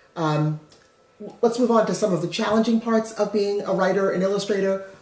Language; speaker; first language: English; native; English